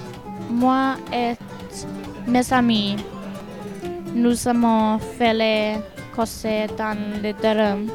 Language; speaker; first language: French; non-native, learner; English